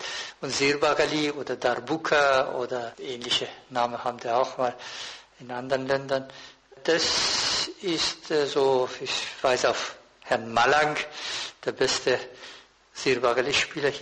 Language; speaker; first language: German; non-native, fluent; Persian